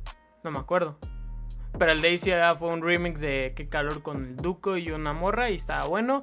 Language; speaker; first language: Spanish; native; Spanish